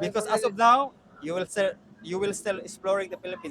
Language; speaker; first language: English; non-native, local second language; Cebuano